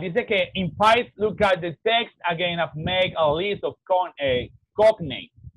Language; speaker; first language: English; non-native, learner; Spanish